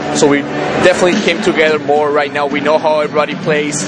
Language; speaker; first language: English; non-native, fluent; Spanish